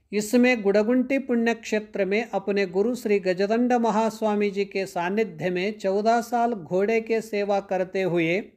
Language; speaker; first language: Hindi; non-native, local second language; Kannada